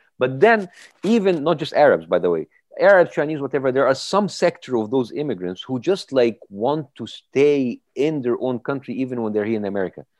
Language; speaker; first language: English; non-native, fluent; Arabic